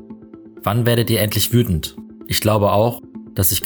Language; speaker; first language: German; native; German